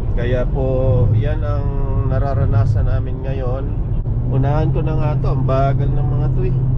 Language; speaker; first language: Filipino; native; Filipino